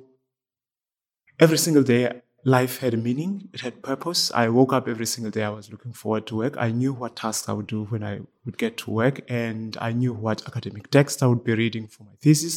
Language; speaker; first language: English; non-native, local second language; Xhosa